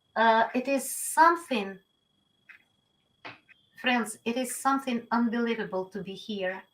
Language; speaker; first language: English; non-native, learner; Ukrainian